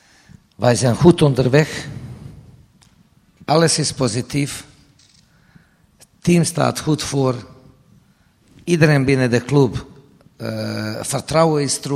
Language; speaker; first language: Dutch; non-native, fluent; Serbian